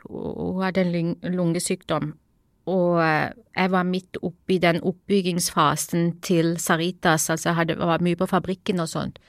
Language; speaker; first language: Norwegian; early bilingual, other home language; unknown